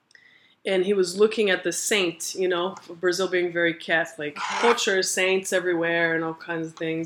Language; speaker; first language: English; early bilingual, other home language; Portuguese